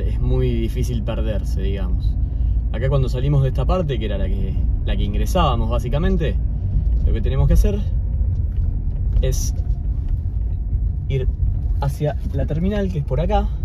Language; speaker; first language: Spanish; native; Spanish